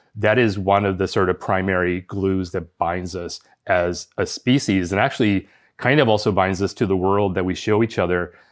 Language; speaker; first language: English; early bilingual, other home language; Spanish